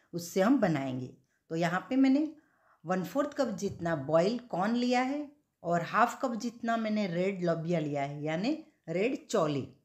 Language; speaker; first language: Hindi; non-native, local second language; Gujarati